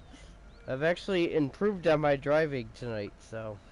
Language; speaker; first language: English; native; English